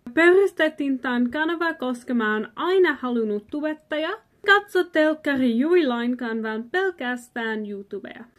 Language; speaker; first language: Finnish; non-native, learner; English